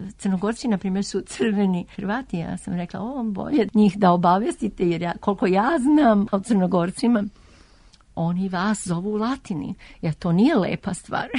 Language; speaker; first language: Serbian; early bilingual, heritage; Serbian